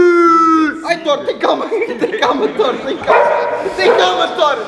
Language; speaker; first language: Portuguese; native; Portuguese